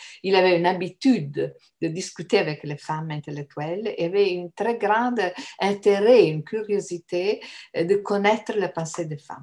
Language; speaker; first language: French; non-native, fluent; Italian